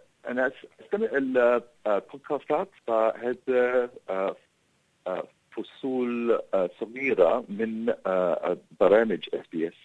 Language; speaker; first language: Arabic; non-native, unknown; English